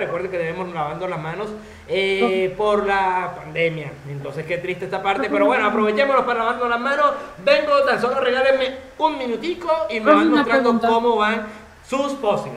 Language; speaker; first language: Spanish; native; Spanish